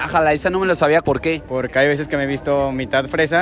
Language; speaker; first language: Spanish; native; Spanish